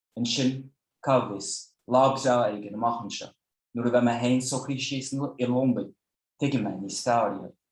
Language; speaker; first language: Irish; non-native, fluent; Dutch